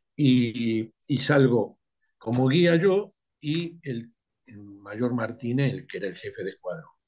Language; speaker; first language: Spanish; native; Spanish